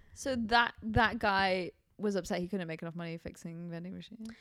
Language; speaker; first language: English; non-native, local second language; Cantonese